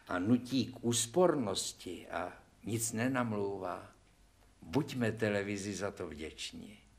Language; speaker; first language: Czech; native; Czech